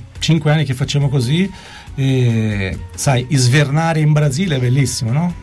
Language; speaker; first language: Italian; non-native, fluent; Portuguese